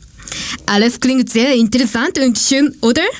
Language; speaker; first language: German; non-native, learner; Japanese